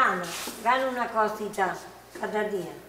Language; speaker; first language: Spanish; non-native, fluent; Italian